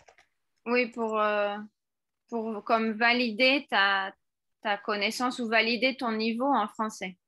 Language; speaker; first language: French; non-native, fluent; Spanish